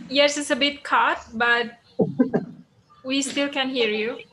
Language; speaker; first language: English; non-native, fluent; Indonesian